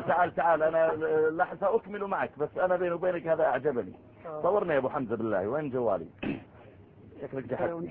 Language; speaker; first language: Arabic; native; Arabic